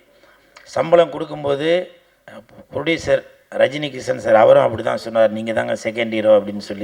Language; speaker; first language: Tamil; native; Tamil